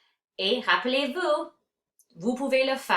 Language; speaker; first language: French; non-native, fluent; English